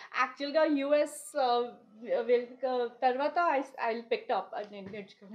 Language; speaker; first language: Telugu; non-native, learner; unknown